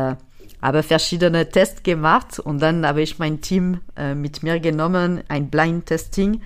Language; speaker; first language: German; non-native, fluent; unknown